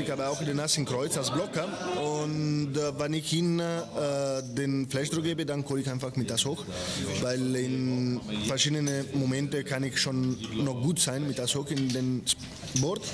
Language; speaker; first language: German; non-native, fluent; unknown